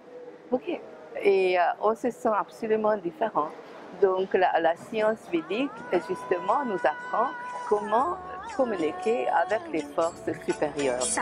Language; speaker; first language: French; non-native, fluent; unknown